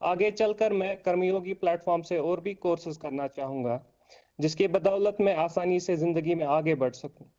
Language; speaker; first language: Hindi; native; Hindi